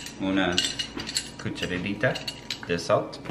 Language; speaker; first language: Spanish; non-native, learner; English